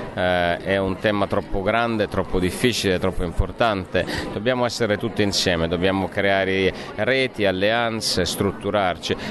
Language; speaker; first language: Italian; native; Italian